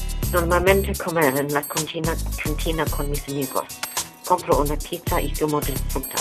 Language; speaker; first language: Spanish; non-native, learner; English